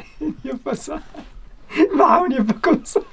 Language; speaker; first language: French; non-native, learner; Arabic